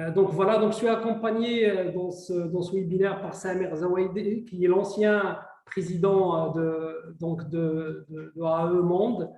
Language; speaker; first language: French; non-native, local second language; Arabic